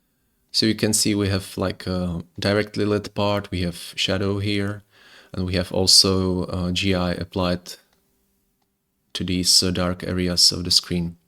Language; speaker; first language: English; non-native, fluent; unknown